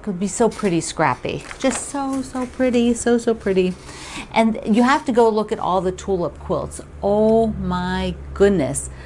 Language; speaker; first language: English; native; English